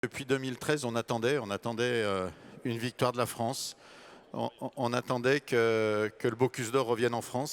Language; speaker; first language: French; native; French